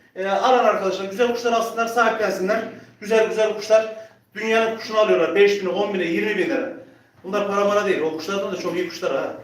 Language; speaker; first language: Turkish; native; Turkish